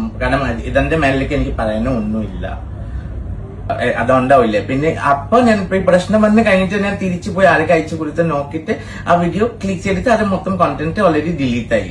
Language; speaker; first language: Malayalam; non-native, local second language; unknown